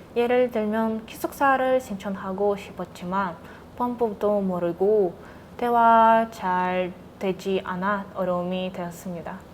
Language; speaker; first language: Korean; non-native, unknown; Russian